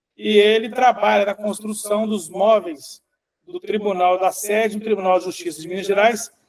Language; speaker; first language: Portuguese; native; Portuguese